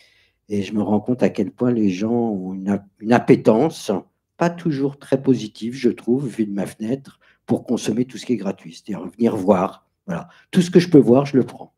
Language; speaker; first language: French; native; French